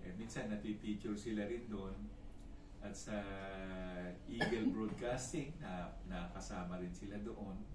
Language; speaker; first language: Filipino; native; Filipino